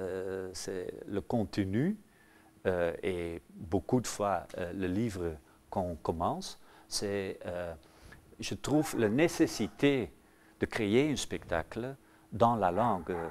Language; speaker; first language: French; non-native, local second language; Dutch